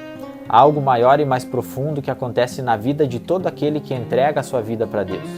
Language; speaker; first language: Portuguese; native; Portuguese